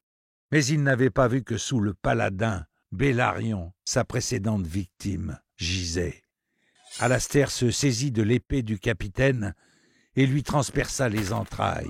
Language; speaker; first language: French; native; French